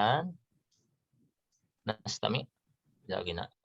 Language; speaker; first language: Arabic; non-native, fluent; Indonesian